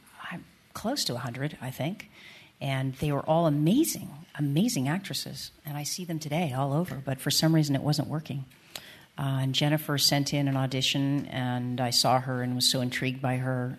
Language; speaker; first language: English; early bilingual, other home language; French